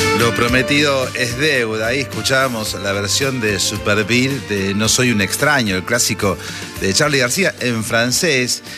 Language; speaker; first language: Spanish; native; Spanish